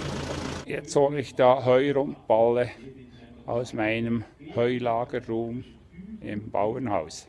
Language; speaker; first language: German; native; German